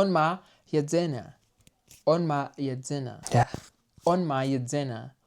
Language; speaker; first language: Polish; non-native, learner; English